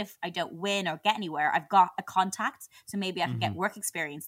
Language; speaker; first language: English; native; English